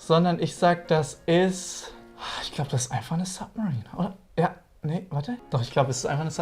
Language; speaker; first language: German; native; German